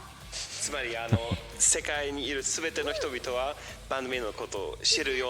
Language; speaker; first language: Japanese; non-native, fluent; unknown